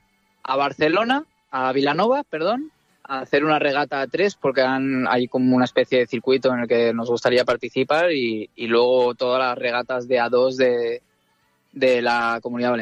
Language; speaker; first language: Spanish; native; Spanish